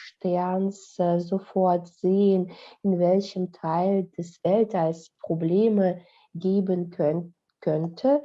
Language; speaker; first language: German; non-native, fluent; Russian